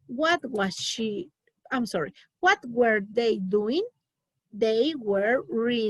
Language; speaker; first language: English; non-native, learner; Spanish